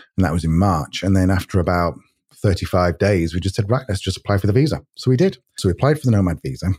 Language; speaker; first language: English; native; English